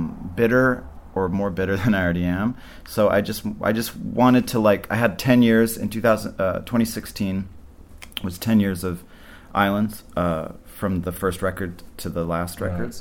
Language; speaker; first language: English; native; English